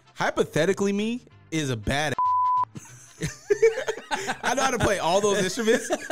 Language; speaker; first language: English; native; English